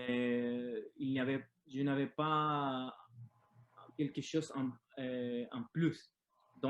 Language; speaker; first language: French; non-native, learner; Spanish